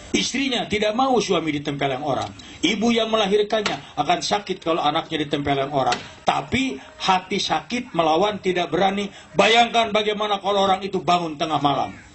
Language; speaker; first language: Indonesian; non-native, local second language; Sundanese